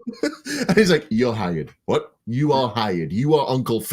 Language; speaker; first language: English; native; English